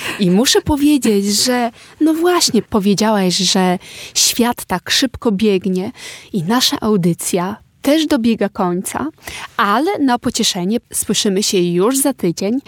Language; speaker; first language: Polish; native; Polish